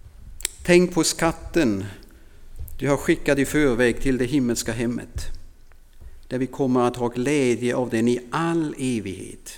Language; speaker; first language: Swedish; non-native, fluent; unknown